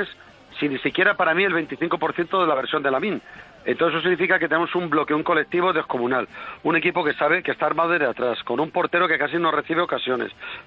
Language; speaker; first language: Spanish; native; Spanish